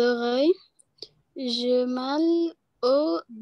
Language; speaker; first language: French; non-native, learner; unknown